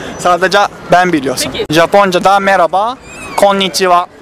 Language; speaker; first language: Turkish; non-native, learner; Japanese